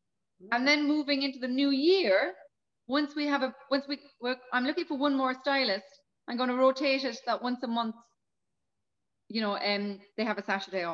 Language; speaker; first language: English; native; English